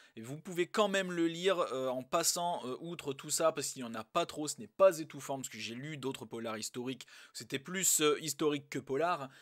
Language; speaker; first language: French; native; French